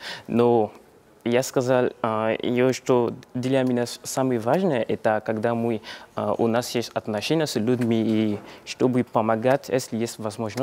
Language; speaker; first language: Russian; non-native, fluent; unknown